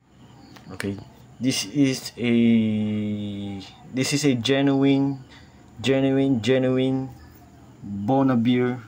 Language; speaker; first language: English; non-native, learner; Filipino